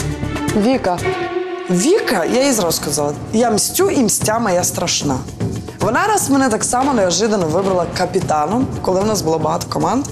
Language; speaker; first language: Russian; non-native, local second language; Ukrainian